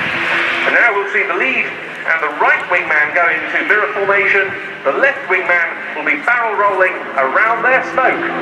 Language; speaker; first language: English; native; English